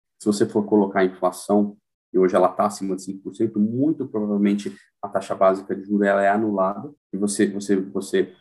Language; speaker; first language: Portuguese; native; Portuguese